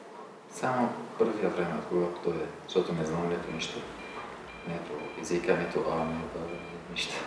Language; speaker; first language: Bulgarian; non-native, learner; Arabic